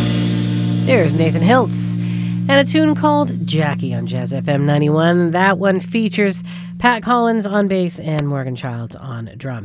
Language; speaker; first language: English; native; English